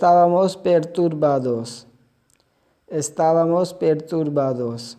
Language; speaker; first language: Spanish; non-native, fluent; Urdu